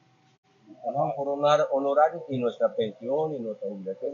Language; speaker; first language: Spanish; native; Spanish